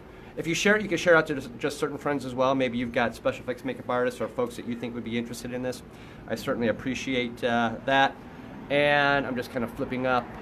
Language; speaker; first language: English; native; English